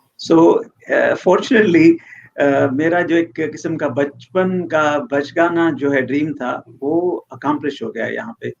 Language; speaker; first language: Urdu; non-native, local second language; Sindhi